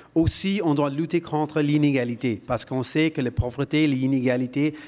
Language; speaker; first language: French; non-native, fluent; Punjabi